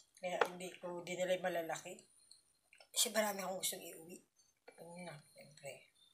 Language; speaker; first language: Filipino; native; Filipino